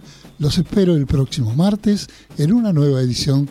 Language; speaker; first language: Spanish; native; Spanish